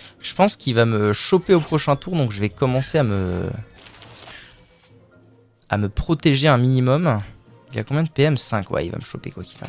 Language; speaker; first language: French; native; French